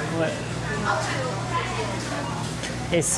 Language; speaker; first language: French; non-native, fluent; Portuguese